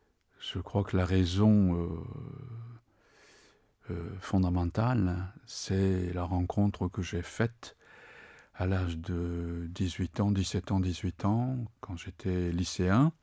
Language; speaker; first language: French; non-native, fluent; Japanese